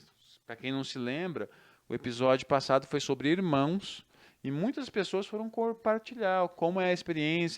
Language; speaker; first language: Portuguese; native; Portuguese